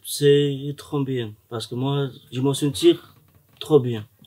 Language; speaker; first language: French; non-native, learner; Romany